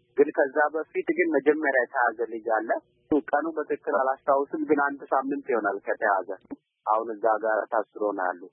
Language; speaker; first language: Amharic; non-native, local second language; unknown